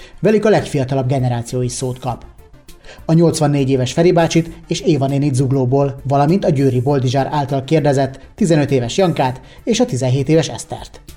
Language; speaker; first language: Hungarian; native; Hungarian